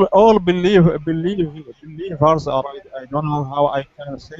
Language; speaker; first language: English; non-native, learner; Arabic